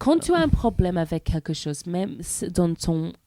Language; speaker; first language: French; non-native, learner; English